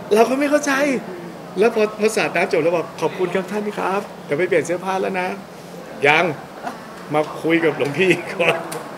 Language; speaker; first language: Thai; native; Thai